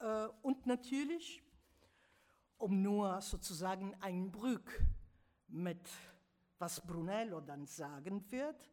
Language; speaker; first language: German; non-native, fluent; Italian